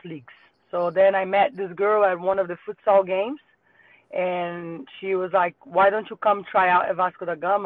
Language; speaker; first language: English; non-native, fluent; Portuguese